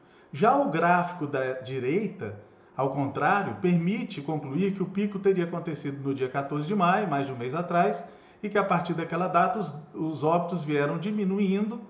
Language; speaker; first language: Portuguese; native; Portuguese